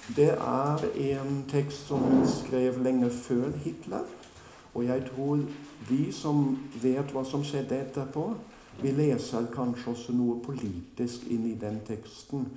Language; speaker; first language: Norwegian; non-native, fluent; German